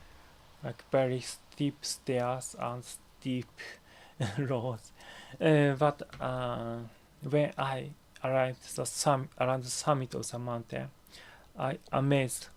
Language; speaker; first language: English; non-native, learner; Japanese